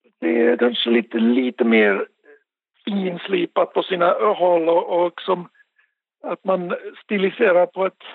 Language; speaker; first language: Swedish; non-native, local second language; Finnish